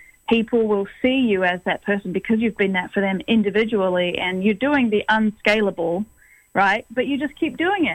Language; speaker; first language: English; native; English